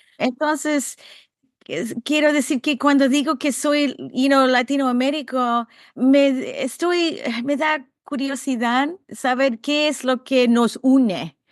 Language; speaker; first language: Spanish; early bilingual, heritage; Spanish